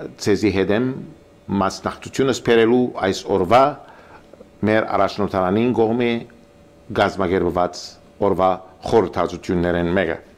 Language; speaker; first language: Armenian; early bilingual, heritage; Armenian